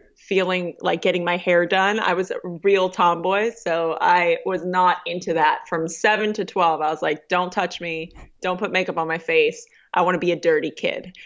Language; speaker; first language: English; native; English